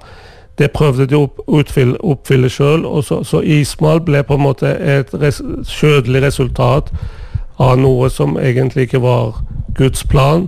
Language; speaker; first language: Swedish; non-native, fluent; Persian